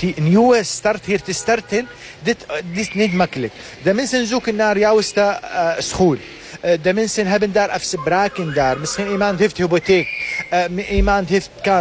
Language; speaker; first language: Dutch; non-native, learner; Arabic